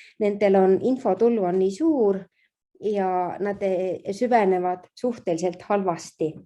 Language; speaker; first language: Estonian; native; Estonian